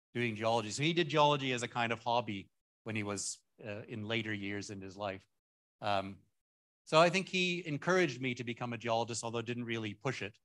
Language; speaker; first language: English; native; English